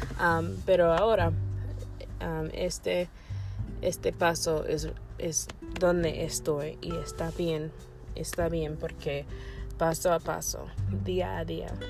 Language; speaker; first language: Spanish; non-native, learner; English